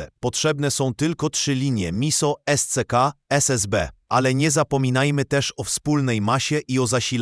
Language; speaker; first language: Polish; native; Polish